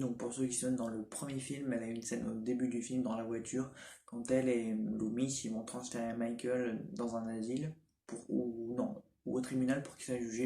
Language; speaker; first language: French; native; French